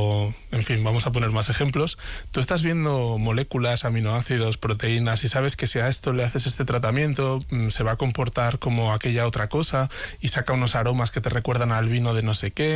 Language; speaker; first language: Spanish; native; Spanish